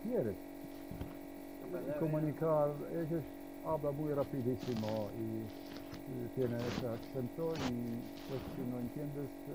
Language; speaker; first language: Spanish; non-native, learner; Slovenian